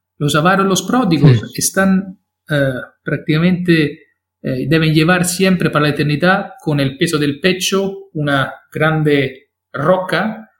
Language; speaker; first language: Spanish; non-native, fluent; Italian